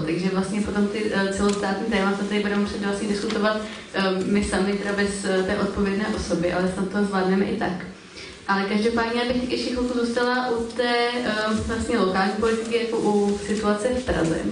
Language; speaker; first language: Czech; native; Czech